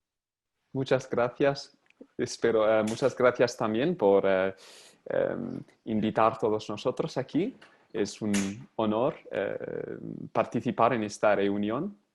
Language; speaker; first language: Spanish; non-native, fluent; English